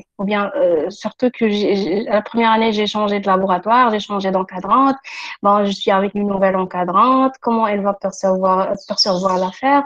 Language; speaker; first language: French; non-native, local second language; Arabic